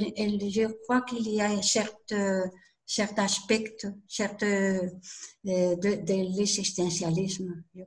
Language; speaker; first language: French; non-native, learner; Spanish